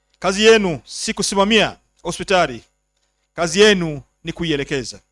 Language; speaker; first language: Swahili; native; Swahili